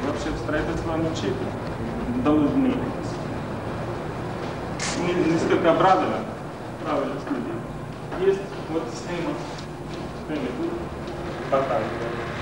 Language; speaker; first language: Russian; non-native, learner; Arabic